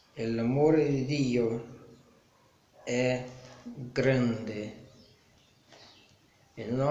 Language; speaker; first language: Italian; non-native, learner; Portuguese